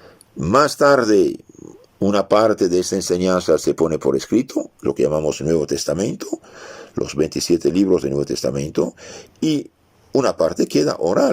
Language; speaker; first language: Spanish; non-native, fluent; French